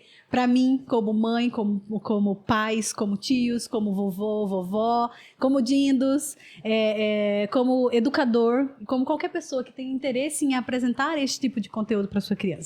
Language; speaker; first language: Portuguese; native; Portuguese